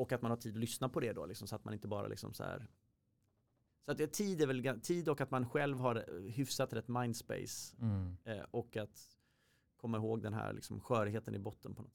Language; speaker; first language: Swedish; native; Swedish